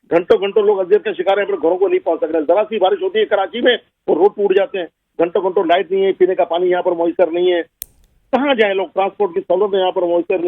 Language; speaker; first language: Urdu; native; Urdu